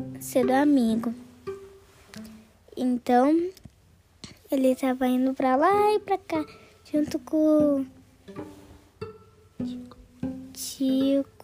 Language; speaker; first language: Portuguese; early bilingual, heritage; Portuguese